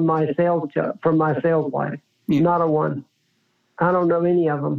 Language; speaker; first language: English; native; English